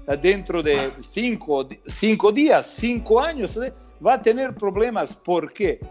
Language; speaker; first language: Portuguese; non-native, learner; Croatian